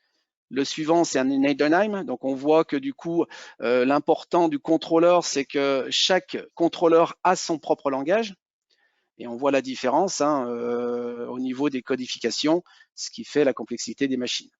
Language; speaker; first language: French; native; French